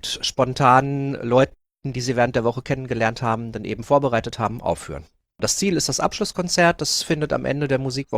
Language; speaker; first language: German; native; German